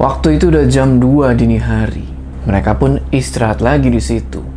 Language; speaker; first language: Indonesian; native; Indonesian